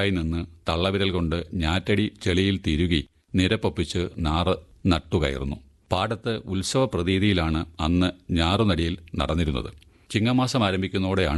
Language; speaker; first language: Malayalam; native; Malayalam